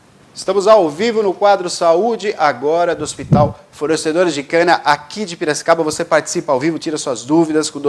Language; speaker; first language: Portuguese; native; Portuguese